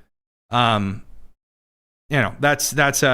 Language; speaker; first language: English; native; English